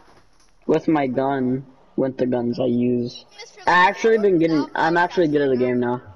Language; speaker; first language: English; native; English